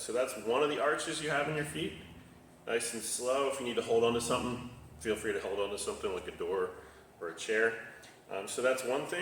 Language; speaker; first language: English; native; English